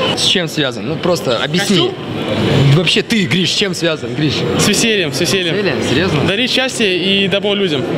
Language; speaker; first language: Russian; native; Russian